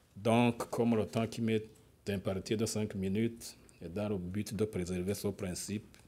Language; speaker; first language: French; non-native, local second language; Rundi